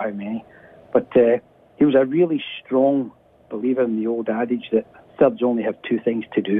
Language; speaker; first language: English; native; English